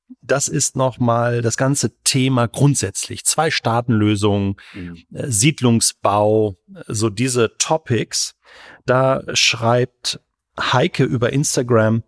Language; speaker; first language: German; native; German